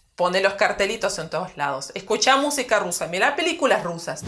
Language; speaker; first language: Spanish; non-native, fluent; Russian